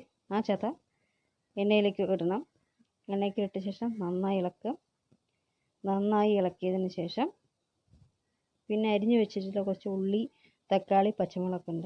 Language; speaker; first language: Malayalam; native; Malayalam